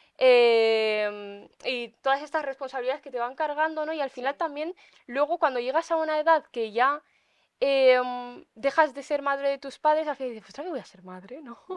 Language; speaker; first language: Spanish; early bilingual, other home language; Arabic